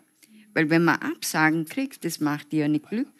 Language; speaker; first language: German; non-native, fluent; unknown